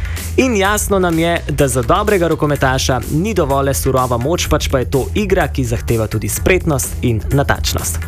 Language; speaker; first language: Slovenian; native; Slovenian